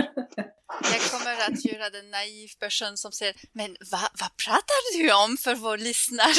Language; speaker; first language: Swedish; non-native, fluent; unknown